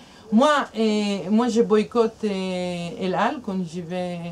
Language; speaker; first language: French; non-native, fluent; Hebrew